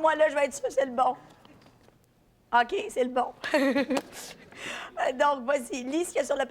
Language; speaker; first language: French; native; French